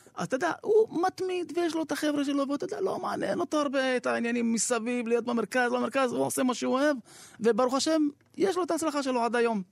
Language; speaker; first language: Hebrew; native; Hebrew